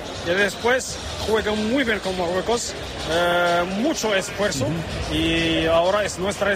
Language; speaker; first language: Spanish; non-native, learner; Arabic